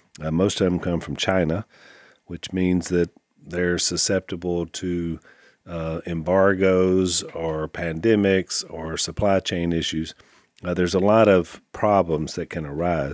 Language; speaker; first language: English; native; English